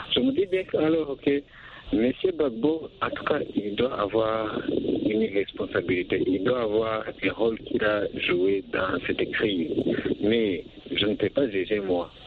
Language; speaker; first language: French; non-native, local second language; Rundi